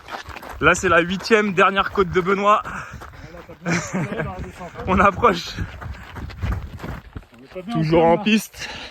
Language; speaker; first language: French; native; French